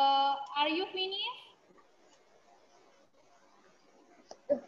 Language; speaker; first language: English; non-native, learner; Indonesian